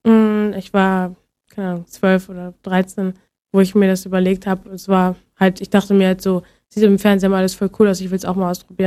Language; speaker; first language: German; native; German